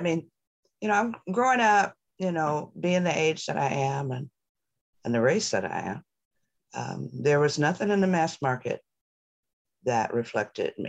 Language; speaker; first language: English; native; English